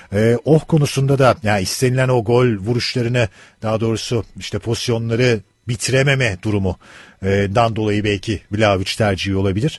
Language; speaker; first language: Turkish; native; Turkish